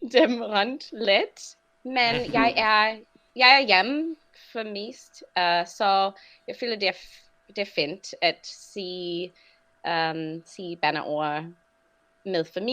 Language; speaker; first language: Danish; non-native, fluent; English